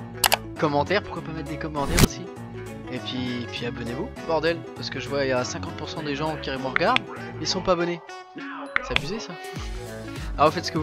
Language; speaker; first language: French; native; French